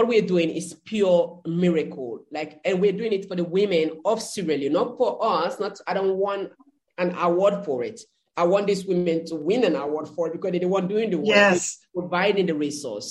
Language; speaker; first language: English; non-native, local second language; Krio